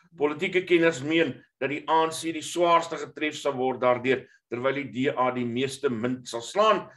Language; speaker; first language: Afrikaans; native; Afrikaans